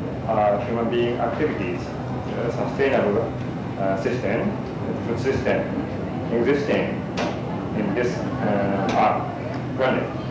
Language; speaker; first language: English; non-native, learner; Japanese